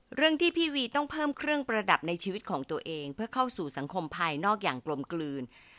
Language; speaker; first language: Thai; native; Thai